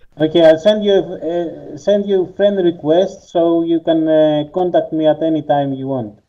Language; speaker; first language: English; non-native, learner; Greek